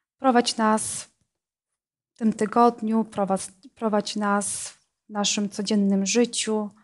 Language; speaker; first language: Polish; non-native, fluent; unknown